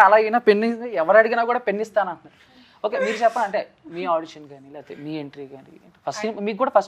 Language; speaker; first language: Telugu; native; Telugu